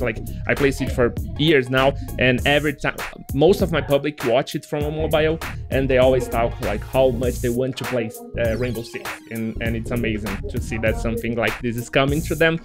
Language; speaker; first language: English; non-native, learner; Portuguese